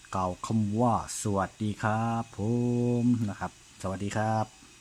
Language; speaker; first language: Thai; non-native, local second language; Northeastern Thai